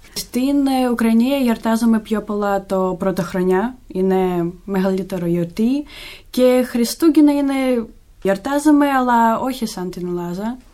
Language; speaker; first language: Greek; non-native, learner; Russian